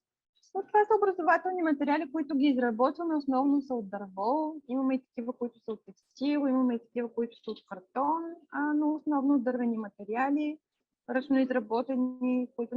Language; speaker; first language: Bulgarian; native; Bulgarian